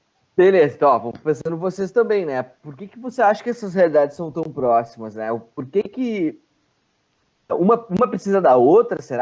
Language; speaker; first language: Portuguese; native; Portuguese